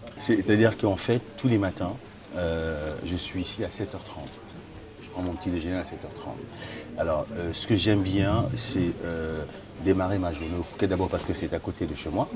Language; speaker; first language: French; early bilingual, other home language; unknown